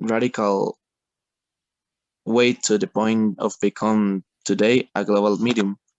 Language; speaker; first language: English; non-native, learner; Spanish